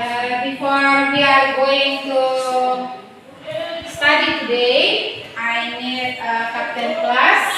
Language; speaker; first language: English; non-native, learner; Indonesian